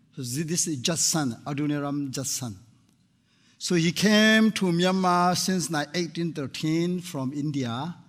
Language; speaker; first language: English; non-native, fluent; Burmese